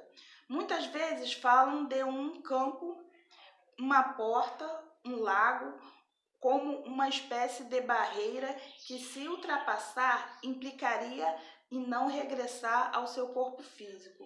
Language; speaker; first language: Portuguese; native; Portuguese